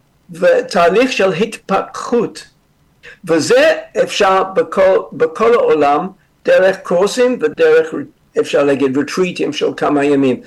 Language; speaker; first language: Hebrew; non-native, fluent; English